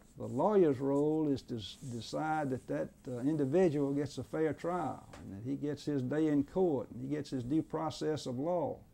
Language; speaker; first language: English; native; English